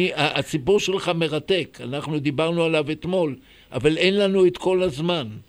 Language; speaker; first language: Hebrew; native; Hebrew